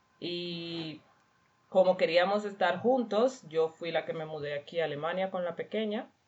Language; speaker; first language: Spanish; native; Spanish